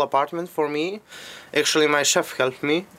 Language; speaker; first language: English; non-native, fluent; Serbian